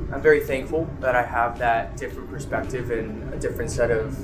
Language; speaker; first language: English; native; English